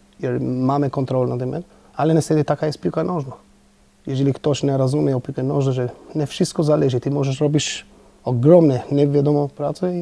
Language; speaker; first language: Polish; non-native, fluent; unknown